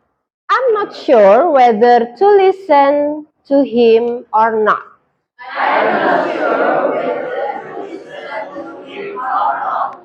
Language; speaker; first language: English; non-native, fluent; Indonesian